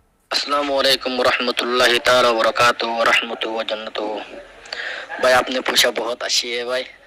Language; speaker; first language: Hindi; non-native, learner; Rohingya